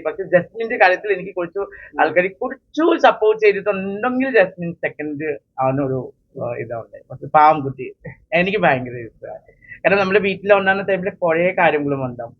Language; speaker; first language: Malayalam; non-native, local second language; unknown